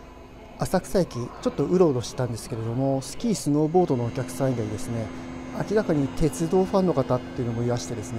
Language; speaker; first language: Japanese; native; Japanese